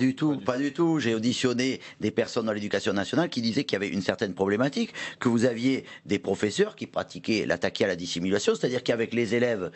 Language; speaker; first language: French; native; French